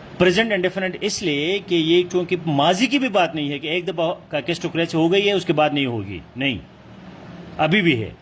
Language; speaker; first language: Urdu; non-native, local second language; Pashto